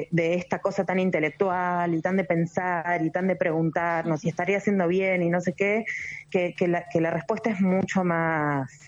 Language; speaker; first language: Spanish; native; Spanish